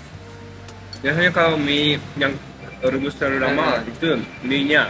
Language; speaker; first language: Indonesian; non-native, fluent; Japanese